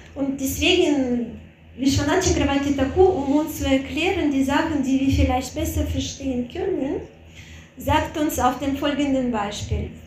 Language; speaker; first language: German; non-native, fluent; Russian